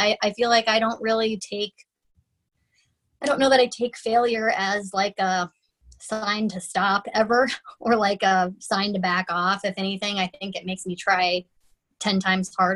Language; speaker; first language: English; native; English